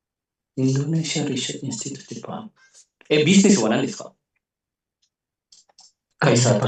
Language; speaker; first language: Japanese; non-native, fluent; Indonesian